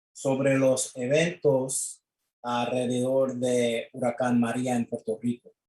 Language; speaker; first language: Spanish; early bilingual, other home language; English